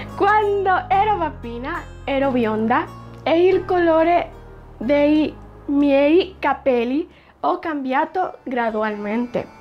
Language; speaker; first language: Italian; non-native, learner; Spanish